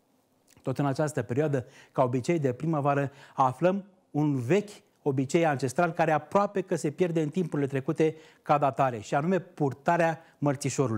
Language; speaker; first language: Romanian; native; Romanian